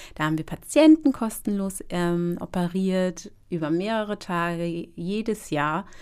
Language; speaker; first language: German; native; German